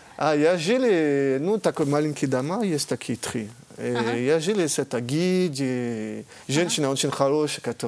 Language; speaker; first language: Russian; early bilingual, heritage; French